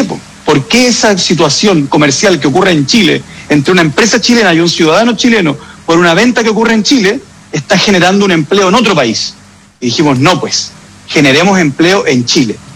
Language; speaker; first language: Spanish; native; Spanish